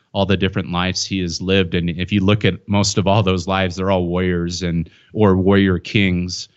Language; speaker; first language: English; native; English